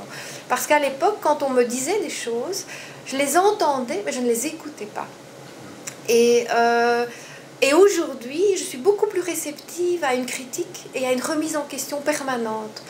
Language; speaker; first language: French; native; French